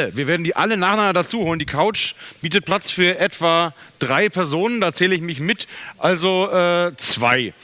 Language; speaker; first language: German; native; German